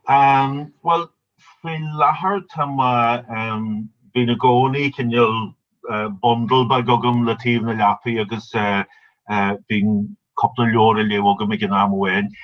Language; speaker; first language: Irish; native; Irish